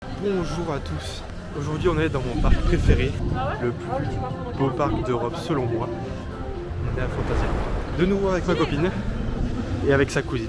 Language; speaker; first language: French; native; French